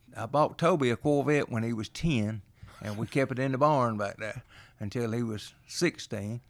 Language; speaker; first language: English; native; English